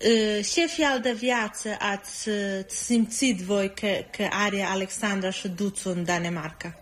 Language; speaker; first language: Romanian; non-native, fluent; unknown